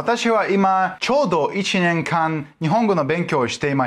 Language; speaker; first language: Japanese; non-native, learner; Russian